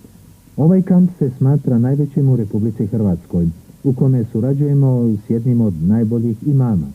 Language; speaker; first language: Bosnian; native; Bosnian